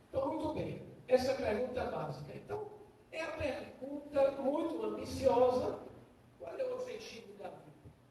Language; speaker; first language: Portuguese; non-native, fluent; German